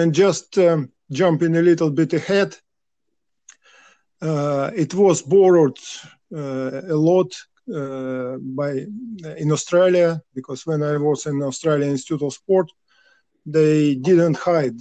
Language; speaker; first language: English; non-native, fluent; Russian